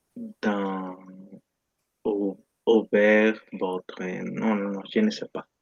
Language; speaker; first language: French; non-native, learner; Spanish